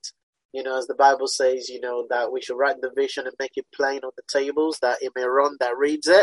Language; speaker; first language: English; non-native, local second language; Yoruba